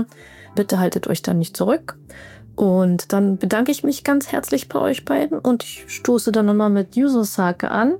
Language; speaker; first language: German; native; German